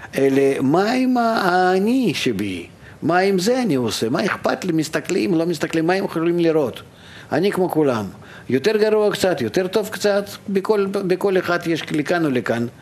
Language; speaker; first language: Hebrew; non-native, fluent; Russian